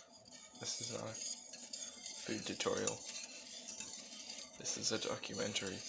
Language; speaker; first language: English; native; English